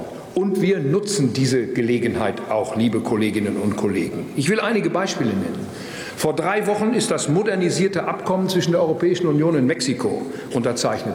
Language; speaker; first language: German; native; German